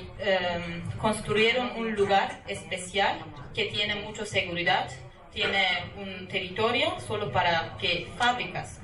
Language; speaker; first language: Spanish; non-native, learner; Kurdish